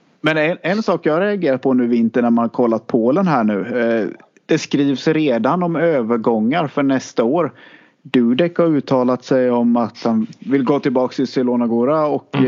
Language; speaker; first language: Swedish; native; Swedish